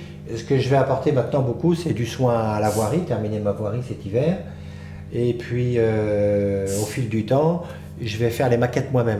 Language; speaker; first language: French; native; French